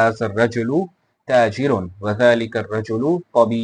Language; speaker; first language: Arabic; non-native, fluent; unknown